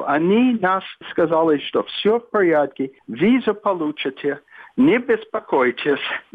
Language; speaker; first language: Russian; non-native, fluent; English